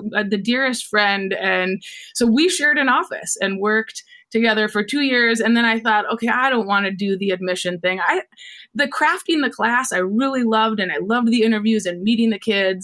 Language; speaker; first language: English; native; English